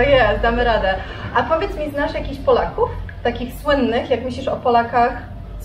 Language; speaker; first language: Polish; native; Polish